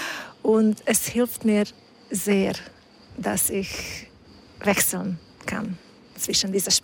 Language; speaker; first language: German; non-native, fluent; Hungarian